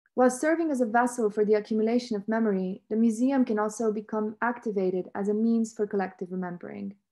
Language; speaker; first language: English; non-native, fluent; Romanian